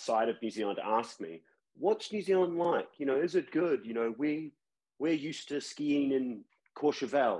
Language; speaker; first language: English; native; English